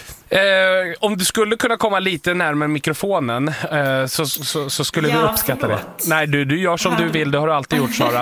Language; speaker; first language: Swedish; native; Swedish